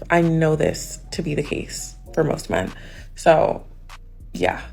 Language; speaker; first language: English; native; English